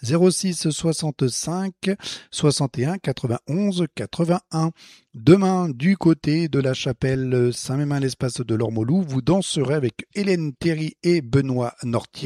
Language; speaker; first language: French; native; French